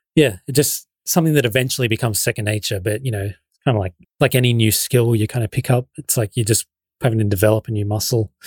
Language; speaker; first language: English; native; English